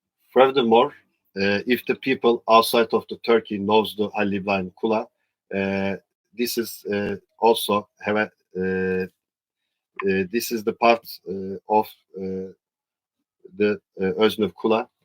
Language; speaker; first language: English; non-native, learner; Turkish